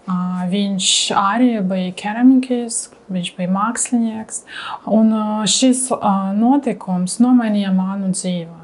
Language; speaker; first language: Latvian; non-native, learner; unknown